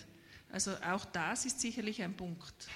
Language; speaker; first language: German; native; German